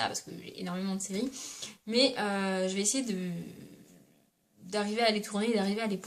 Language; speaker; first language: French; native; French